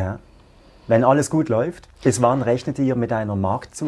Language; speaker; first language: German; native; German